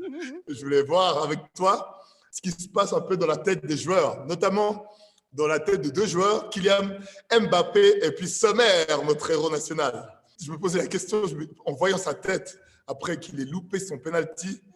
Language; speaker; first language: French; native; French